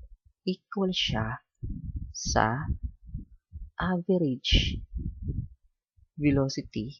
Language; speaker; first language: Filipino; native; Filipino